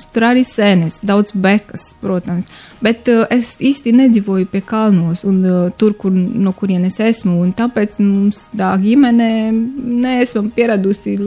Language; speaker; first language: Latvian; non-native, learner; Romanian